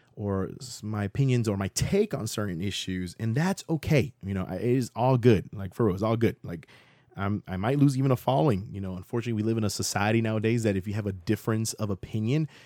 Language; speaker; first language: English; native; English